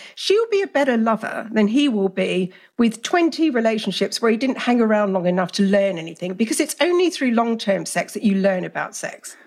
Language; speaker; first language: English; native; English